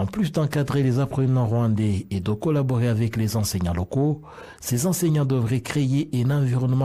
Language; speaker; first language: French; non-native, local second language; Kinyarwanda